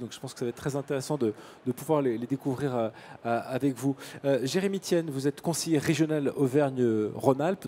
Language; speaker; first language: French; native; French